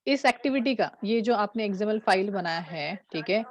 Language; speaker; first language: Hindi; non-native, local second language; Marathi